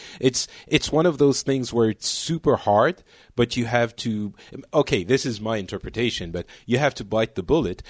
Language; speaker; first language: English; non-native, fluent; French